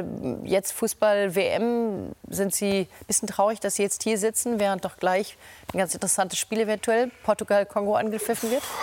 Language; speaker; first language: German; native; German